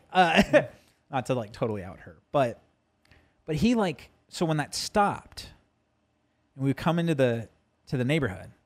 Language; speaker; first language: English; native; English